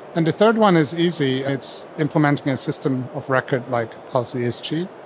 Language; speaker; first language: English; non-native, fluent; Turkish